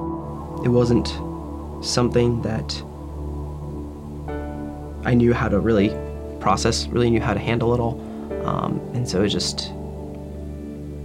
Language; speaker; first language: English; native; English